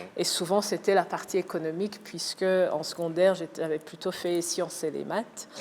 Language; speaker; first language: French; early bilingual, other home language; Kinyarwanda